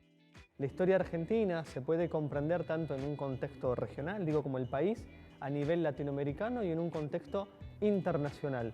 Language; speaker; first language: Spanish; native; Spanish